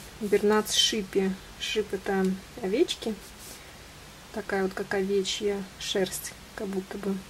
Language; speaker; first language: Russian; native; Russian